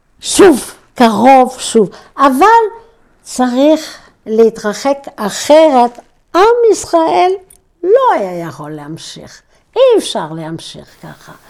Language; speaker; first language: Hebrew; non-native, fluent; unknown